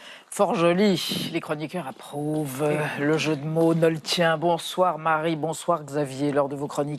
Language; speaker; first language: French; native; French